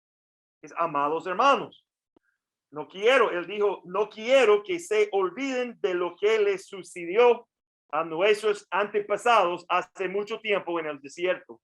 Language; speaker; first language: Spanish; non-native, fluent; English